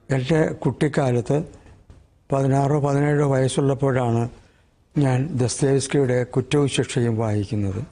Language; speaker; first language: Malayalam; native; Malayalam